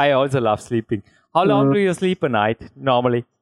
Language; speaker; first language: English; non-native, fluent; German